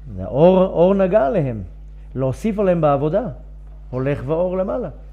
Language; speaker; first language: English; non-native, fluent; Hebrew